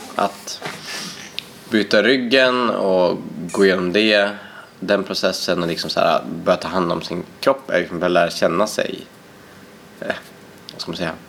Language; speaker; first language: Swedish; native; Swedish